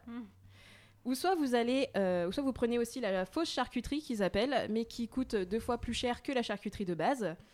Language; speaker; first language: French; native; French